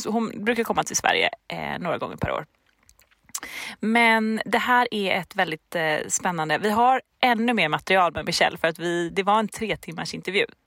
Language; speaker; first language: Swedish; native; Swedish